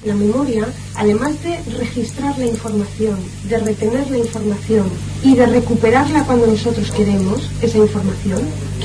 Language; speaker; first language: Spanish; native; Spanish